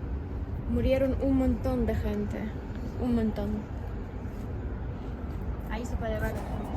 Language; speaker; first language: Spanish; non-native, fluent; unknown